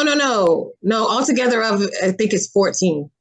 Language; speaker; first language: English; native; English